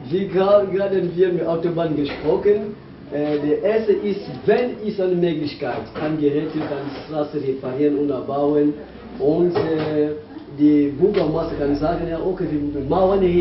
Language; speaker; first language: German; non-native, learner; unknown